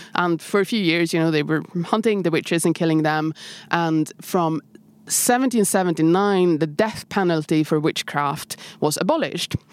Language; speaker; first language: English; non-native, fluent; Swedish